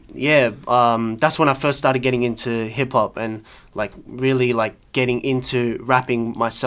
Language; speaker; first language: English; native; English